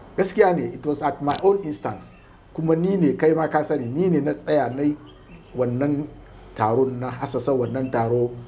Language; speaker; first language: Hausa; non-native, local second language; Fula